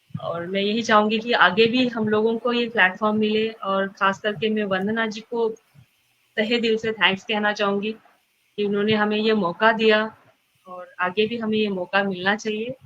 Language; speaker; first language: Hindi; non-native, local second language; Telugu